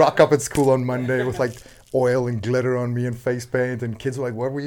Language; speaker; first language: English; non-native, local second language; Afrikaans